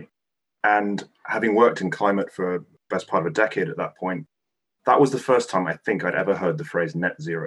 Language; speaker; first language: English; non-native, local second language; Cantonese